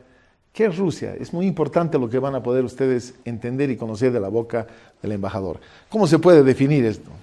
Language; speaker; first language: Spanish; native; Spanish